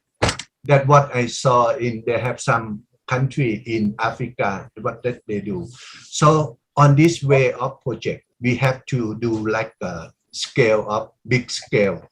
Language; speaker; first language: English; non-native, learner; Thai